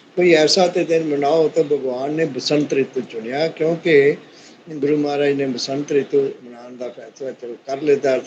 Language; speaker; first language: Hindi; non-native, local second language; Punjabi